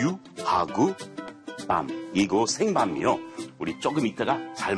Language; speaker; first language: Korean; non-native, fluent; English